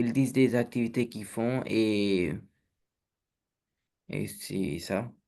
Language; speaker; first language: French; non-native, learner; Romanian